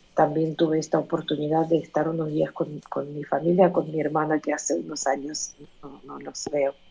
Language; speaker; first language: Spanish; non-native, fluent; Ukrainian